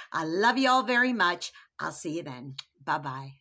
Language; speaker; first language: English; native; English